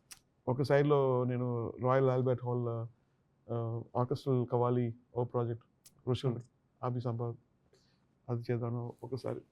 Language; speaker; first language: Telugu; non-native, learner; Tamil